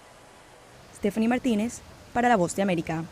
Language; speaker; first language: Spanish; native; Spanish